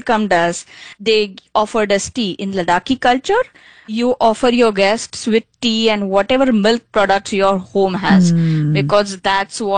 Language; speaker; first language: English; non-native, local second language; Marathi